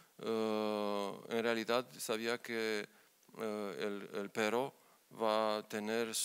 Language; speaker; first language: Spanish; non-native, learner; Romanian